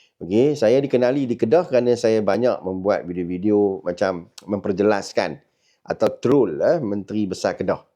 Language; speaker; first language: Malay; native; Malay